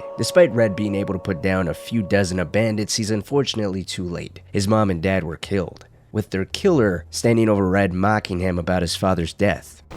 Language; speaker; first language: English; native; English